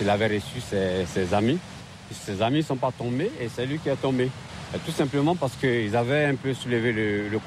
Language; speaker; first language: French; non-native, fluent; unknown